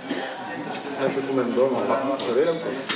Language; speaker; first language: French; native; French